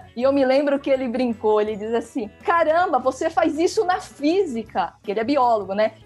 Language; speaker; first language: Portuguese; native; Portuguese